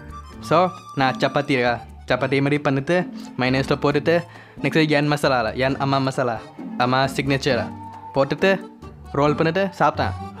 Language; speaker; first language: Tamil; non-native, learner; Thai